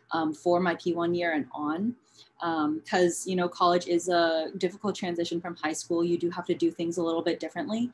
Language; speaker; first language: English; native; English